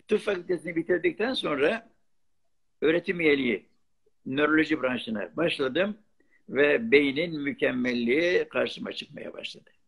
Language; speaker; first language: Turkish; non-native, local second language; Arabic